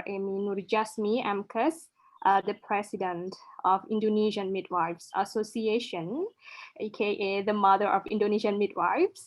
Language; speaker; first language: English; non-native, local second language; Indonesian